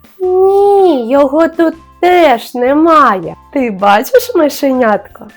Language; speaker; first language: Ukrainian; native; Ukrainian